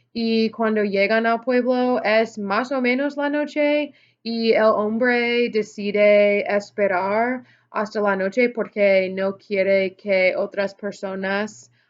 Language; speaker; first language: Spanish; non-native, fluent; English